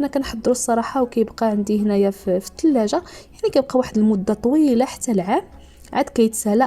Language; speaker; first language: Arabic; native; Arabic